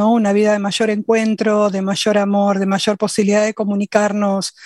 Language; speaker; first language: Spanish; native; Spanish